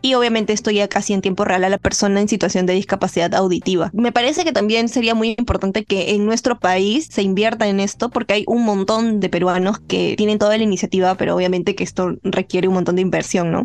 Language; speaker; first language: Spanish; native; Spanish